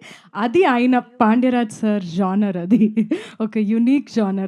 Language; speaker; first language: Telugu; non-native, fluent; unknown